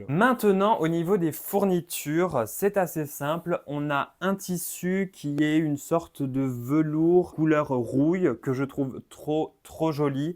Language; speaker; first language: French; native; French